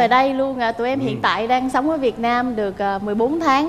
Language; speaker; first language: Vietnamese; native; Vietnamese